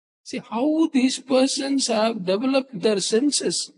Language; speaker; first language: English; non-native, local second language; Tamil